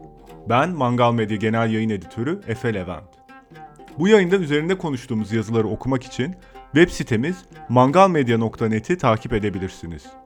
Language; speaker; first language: Turkish; native; Turkish